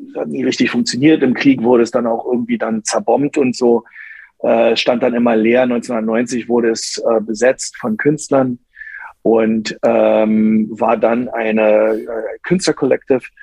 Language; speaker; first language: German; non-native, local second language; English